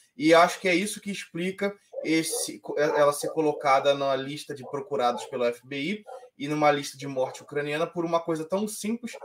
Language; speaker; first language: Portuguese; native; Portuguese